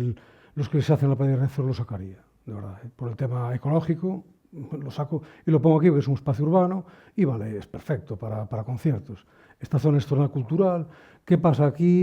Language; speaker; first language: Spanish; native; Spanish